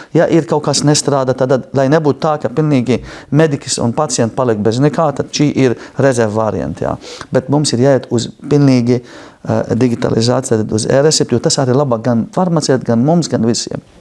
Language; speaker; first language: Latvian; non-native, fluent; Arabic